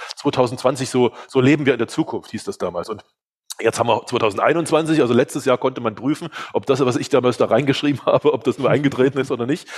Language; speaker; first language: German; early bilingual, other home language; Hungarian